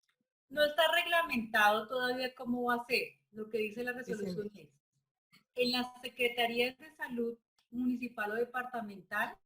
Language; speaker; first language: Spanish; native; Spanish